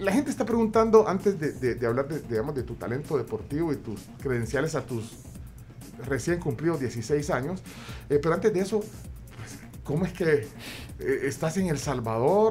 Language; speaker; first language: Spanish; native; Spanish